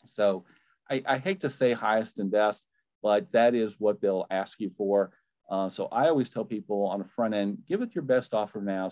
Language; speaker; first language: English; native; English